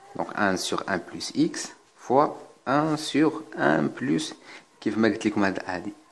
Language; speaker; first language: French; non-native, local second language; Arabic